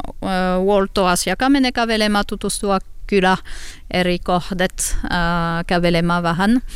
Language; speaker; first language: Finnish; non-native, learner; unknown